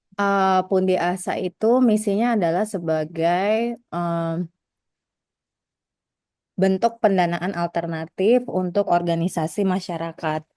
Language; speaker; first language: Indonesian; native; Indonesian